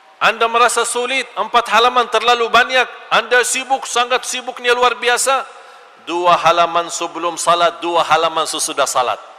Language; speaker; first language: Malay; non-native, fluent; Arabic